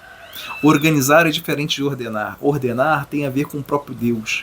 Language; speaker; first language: Portuguese; native; Portuguese